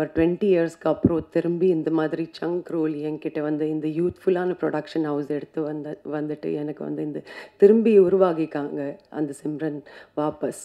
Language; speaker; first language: Tamil; non-native, fluent; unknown